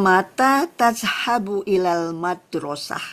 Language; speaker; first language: Arabic; non-native, learner; Indonesian